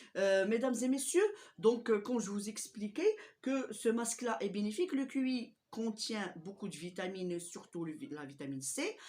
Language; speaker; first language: French; non-native, local second language; Arabic